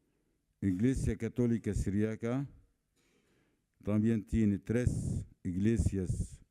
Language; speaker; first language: Spanish; non-native, fluent; Arabic